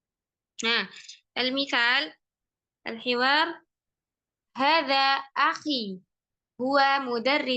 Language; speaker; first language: Arabic; non-native, fluent; Indonesian